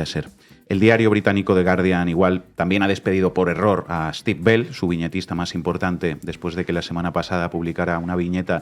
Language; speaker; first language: Spanish; native; Spanish